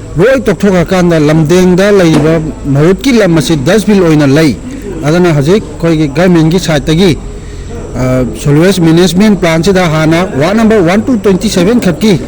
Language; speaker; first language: Manipuri; native; Manipuri